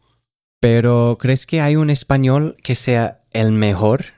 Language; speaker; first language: Spanish; non-native, fluent; English